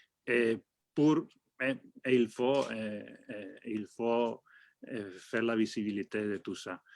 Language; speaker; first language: French; non-native, fluent; Spanish